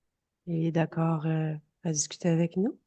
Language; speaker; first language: French; native; French